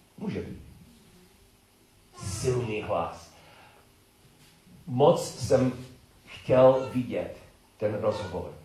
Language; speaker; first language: Czech; non-native, learner; English